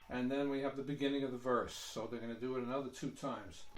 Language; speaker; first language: English; native; English